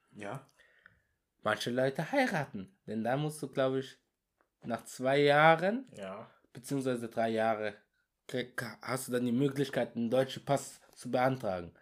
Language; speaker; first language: German; early bilingual, other home language; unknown